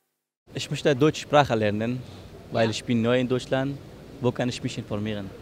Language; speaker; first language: German; non-native, learner; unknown